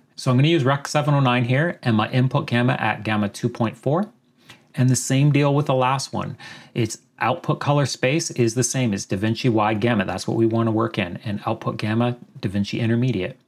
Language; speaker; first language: English; native; English